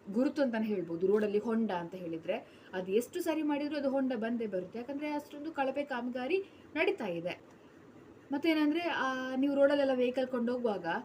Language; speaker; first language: Kannada; non-native, local second language; Tulu